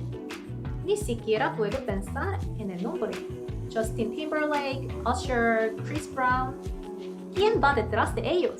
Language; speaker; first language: Spanish; non-native, fluent; Korean